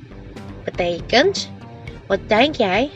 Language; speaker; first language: Dutch; non-native, learner; Indonesian